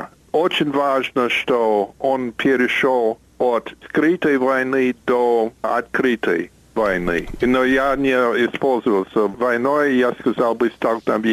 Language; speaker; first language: Russian; non-native, fluent; English